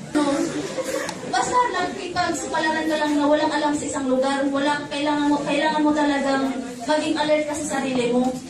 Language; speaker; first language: Filipino; non-native, local second language; Cebuano